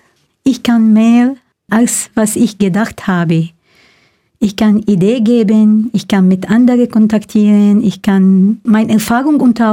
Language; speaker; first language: German; non-native, fluent; Arabic